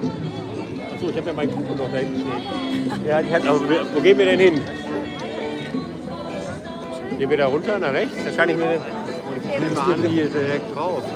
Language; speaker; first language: German; native; German